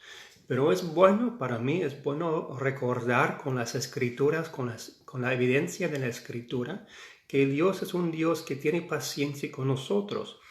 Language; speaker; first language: Spanish; non-native, fluent; English